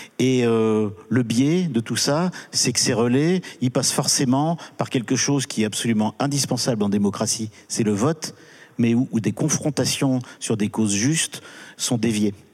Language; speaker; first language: French; native; French